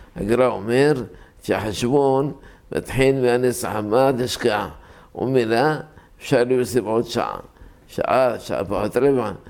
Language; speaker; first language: Hebrew; native; Hebrew